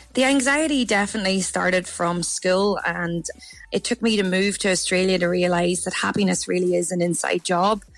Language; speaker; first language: English; native; English